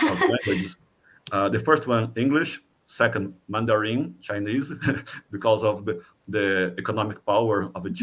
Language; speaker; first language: English; non-native, fluent; Portuguese